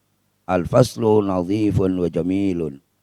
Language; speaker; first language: Arabic; non-native, fluent; Indonesian